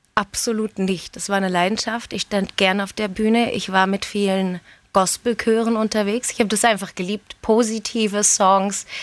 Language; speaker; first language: German; native; German